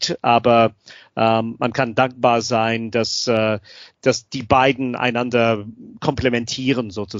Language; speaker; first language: German; non-native, fluent; English